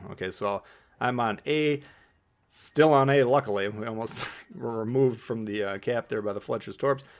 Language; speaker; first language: English; native; English